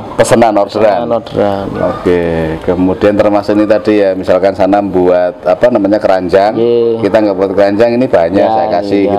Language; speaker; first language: Indonesian; native; Indonesian